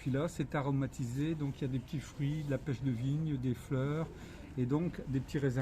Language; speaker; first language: French; native; French